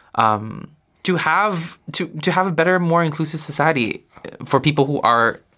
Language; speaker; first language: English; non-native, local second language; Chinese